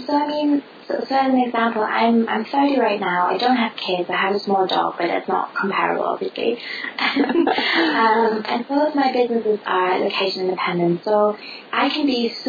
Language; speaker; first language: English; non-native, fluent; German